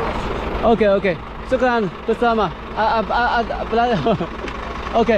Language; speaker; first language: English; non-native, fluent; Chinese